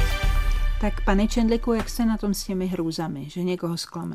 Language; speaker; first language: Czech; native; Czech